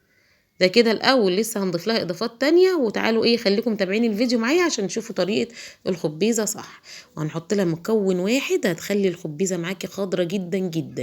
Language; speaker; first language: Arabic; native; Arabic